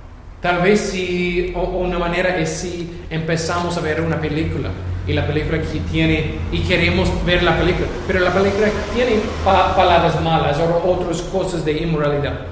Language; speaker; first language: Spanish; non-native, fluent; English